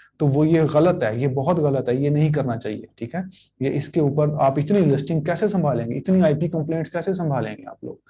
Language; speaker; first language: Urdu; native; Urdu